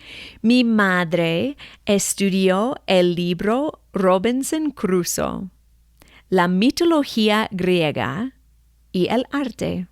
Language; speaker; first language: Spanish; non-native, fluent; English